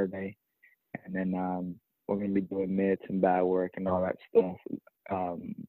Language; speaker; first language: English; native; English